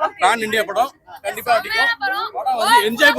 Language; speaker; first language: Tamil; native; Tamil